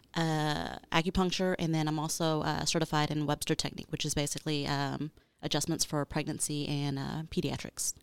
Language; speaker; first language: English; native; English